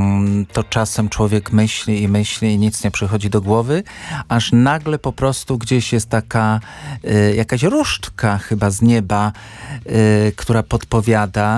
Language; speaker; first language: Polish; native; Polish